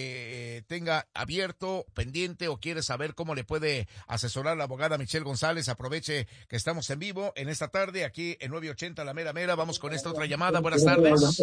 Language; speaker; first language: Spanish; native; Spanish